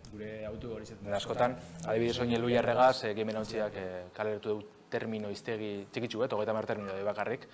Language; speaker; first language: Basque; native; Basque